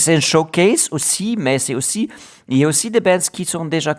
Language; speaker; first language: French; non-native, learner; German